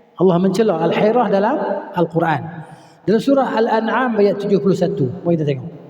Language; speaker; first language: Malay; native; Malay